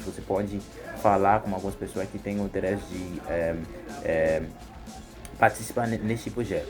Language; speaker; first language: Portuguese; non-native, fluent; Haitian Creole